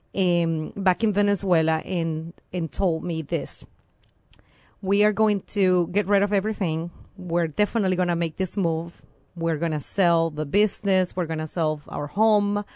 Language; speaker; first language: English; non-native, fluent; Spanish